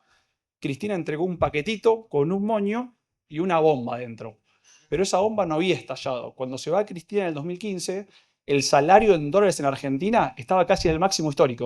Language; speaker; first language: Spanish; native; Spanish